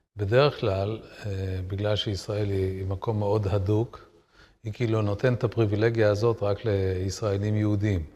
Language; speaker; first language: Hebrew; native; Hebrew